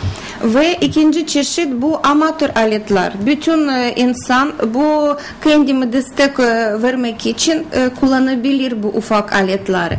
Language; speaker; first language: Turkish; non-native, learner; Russian